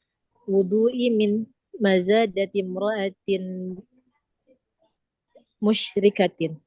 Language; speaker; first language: Arabic; non-native, learner; Indonesian